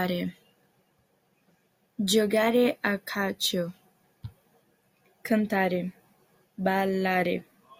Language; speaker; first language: Italian; non-native, learner; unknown